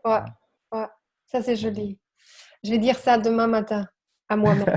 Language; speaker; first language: French; non-native, learner; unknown